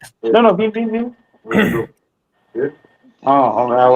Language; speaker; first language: Spanish; non-native, learner; English